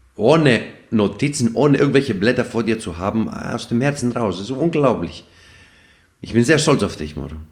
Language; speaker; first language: German; non-native, fluent; Greek